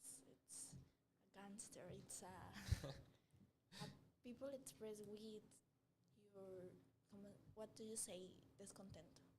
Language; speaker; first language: English; non-native, learner; Spanish